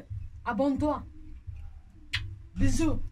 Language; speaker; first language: French; non-native, local second language; Romanian